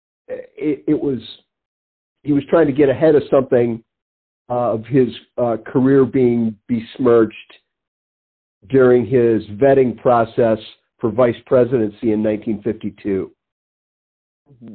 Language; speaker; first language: English; native; English